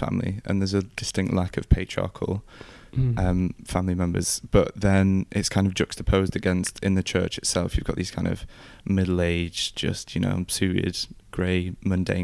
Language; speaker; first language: English; native; English